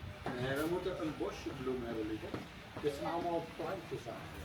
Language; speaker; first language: Dutch; native; Dutch